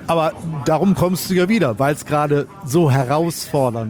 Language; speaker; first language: German; native; German